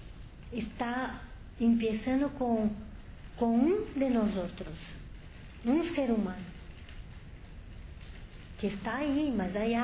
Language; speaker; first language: Spanish; non-native, fluent; Portuguese